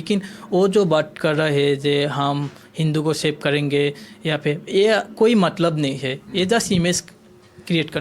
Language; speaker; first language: Hindi; non-native, learner; Bangla